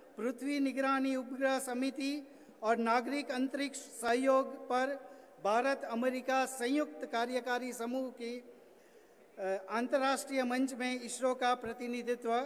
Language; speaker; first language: Hindi; non-native, local second language; Gujarati